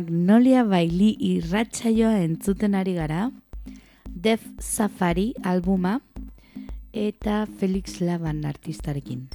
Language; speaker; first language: Basque; non-native, local second language; Spanish